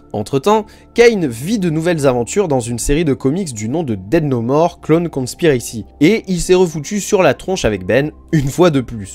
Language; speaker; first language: French; native; French